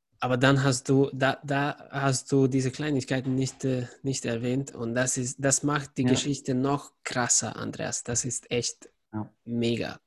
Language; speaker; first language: German; non-native, fluent; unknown